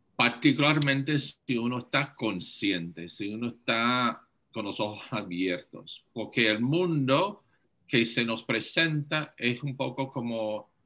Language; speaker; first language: Spanish; non-native, fluent; English